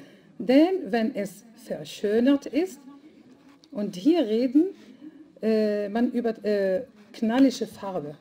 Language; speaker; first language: German; non-native, fluent; Arabic